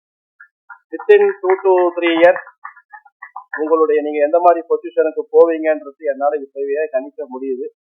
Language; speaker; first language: Tamil; native; Tamil